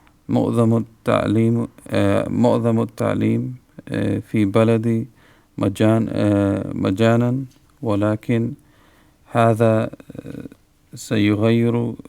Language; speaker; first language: Arabic; non-native, learner; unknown